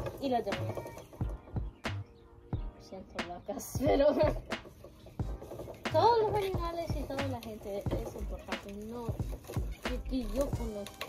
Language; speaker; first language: Spanish; early bilingual, heritage; Spanish